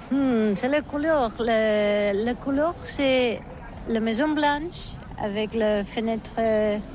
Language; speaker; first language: French; non-native, learner; Catalan